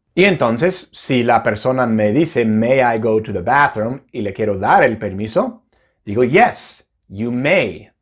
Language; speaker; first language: Spanish; non-native, fluent; English